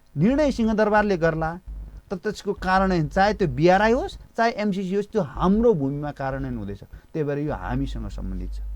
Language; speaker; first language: Nepali; non-native, local second language; Eastern Tamang